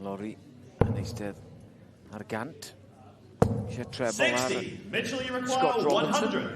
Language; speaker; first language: Welsh; native; Welsh